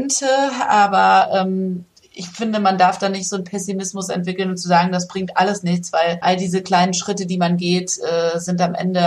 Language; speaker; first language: German; native; German